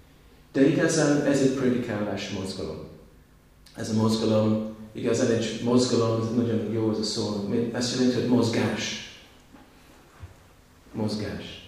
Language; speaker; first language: Hungarian; non-native, learner; English